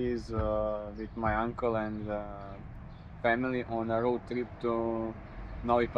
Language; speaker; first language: English; non-native, learner; Serbian